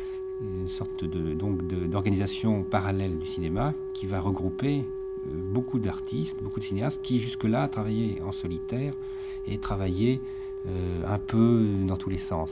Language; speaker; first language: French; native; French